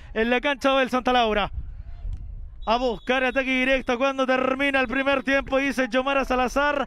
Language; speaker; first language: Spanish; native; Spanish